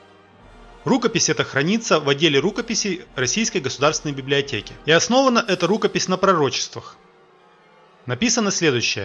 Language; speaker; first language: Russian; native; Russian